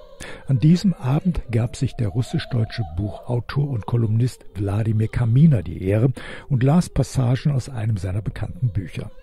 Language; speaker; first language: German; native; German